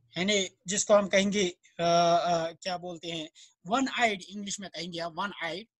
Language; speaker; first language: Hindi; non-native, local second language; Kashmiri